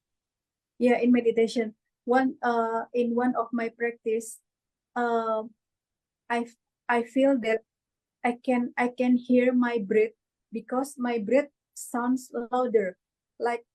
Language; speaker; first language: English; non-native, learner; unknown